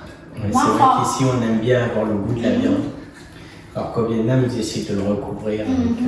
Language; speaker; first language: French; native; French